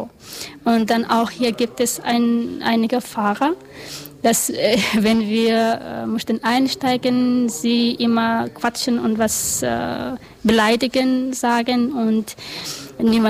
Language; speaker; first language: German; non-native, learner; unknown